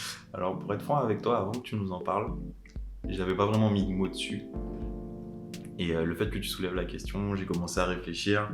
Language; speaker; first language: French; native; French